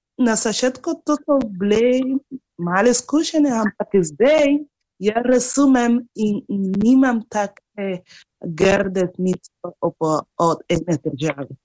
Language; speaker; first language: Slovenian; non-native, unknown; Spanish